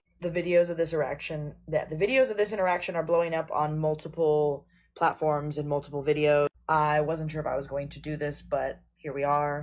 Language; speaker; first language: English; native; English